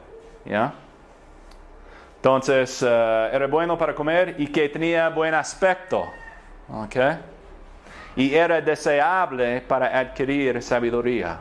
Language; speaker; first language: Spanish; non-native, fluent; English